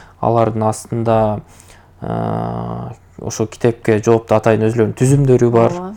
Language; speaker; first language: Kyrgyz; native; Kyrgyz